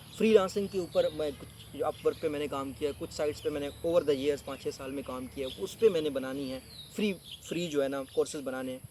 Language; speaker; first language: Urdu; non-native, local second language; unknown